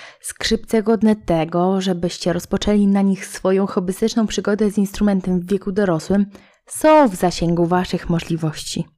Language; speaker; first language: Polish; native; Polish